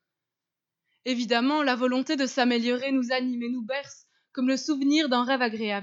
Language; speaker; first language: French; native; French